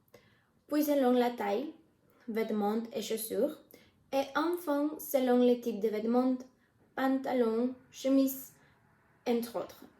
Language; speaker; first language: French; non-native, learner; Spanish